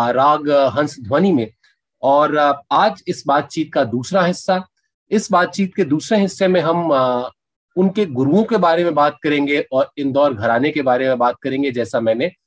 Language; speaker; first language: Hindi; native; Hindi